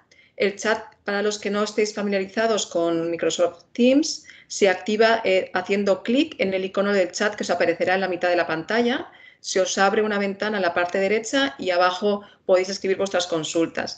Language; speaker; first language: Spanish; native; Spanish